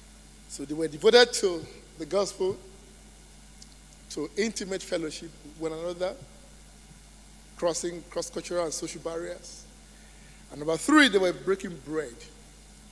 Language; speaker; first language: English; non-native, local second language; Yoruba